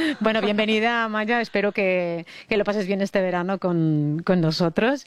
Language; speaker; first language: Spanish; native; Spanish